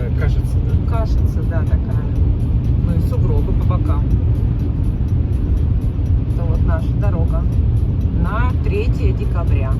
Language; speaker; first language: Russian; native; Russian